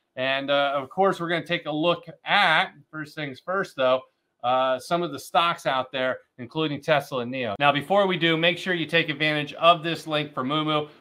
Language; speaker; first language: English; native; English